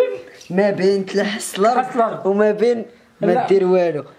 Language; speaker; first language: Arabic; native; Arabic